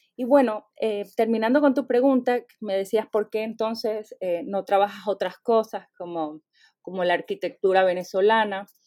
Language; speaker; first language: Spanish; native; Spanish